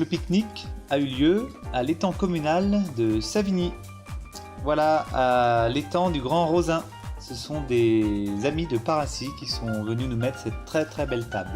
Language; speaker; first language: French; native; French